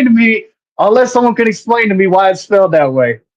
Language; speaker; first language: English; native; English